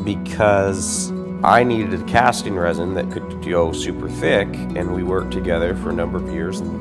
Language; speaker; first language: English; native; English